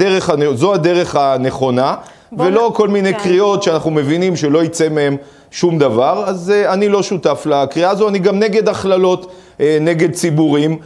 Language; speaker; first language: Hebrew; native; Hebrew